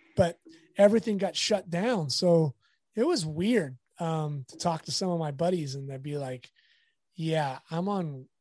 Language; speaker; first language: English; native; English